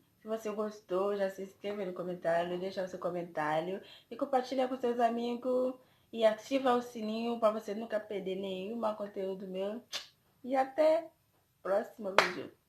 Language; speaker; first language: Portuguese; non-native, fluent; Haitian Creole